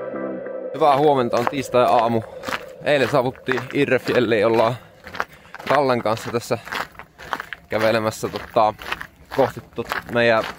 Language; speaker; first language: Finnish; native; Finnish